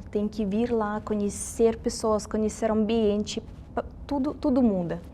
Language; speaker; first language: Portuguese; non-native, fluent; Russian